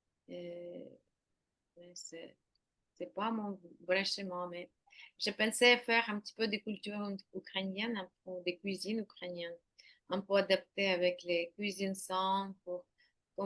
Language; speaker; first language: French; non-native, learner; Ukrainian